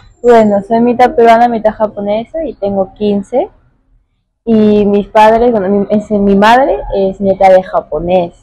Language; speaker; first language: Spanish; early bilingual, heritage; Spanish